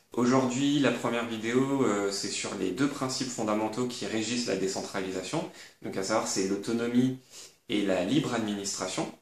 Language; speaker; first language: French; native; French